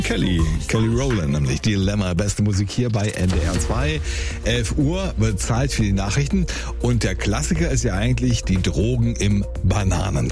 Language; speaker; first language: German; native; German